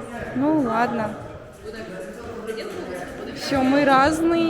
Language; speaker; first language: Russian; non-native, fluent; Mongolian